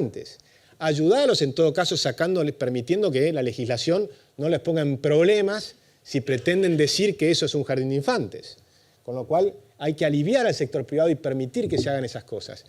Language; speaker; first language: Spanish; native; Spanish